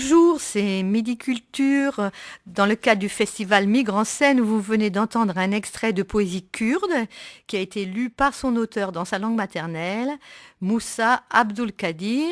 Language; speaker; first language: French; native; French